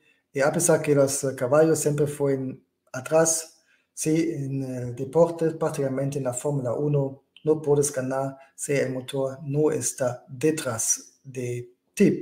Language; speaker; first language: Spanish; non-native, fluent; German